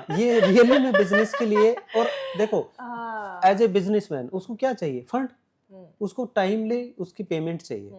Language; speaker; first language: Hindi; native; Hindi